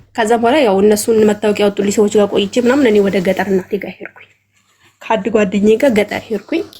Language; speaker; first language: Amharic; non-native, local second language; Oromo